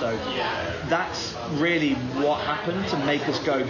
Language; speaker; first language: English; native; English